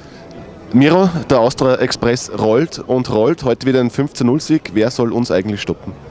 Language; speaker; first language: German; native; German